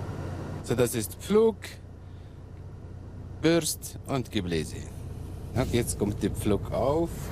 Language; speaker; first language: German; non-native, learner; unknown